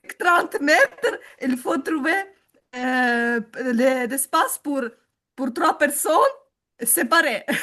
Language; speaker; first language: French; non-native, learner; Ukrainian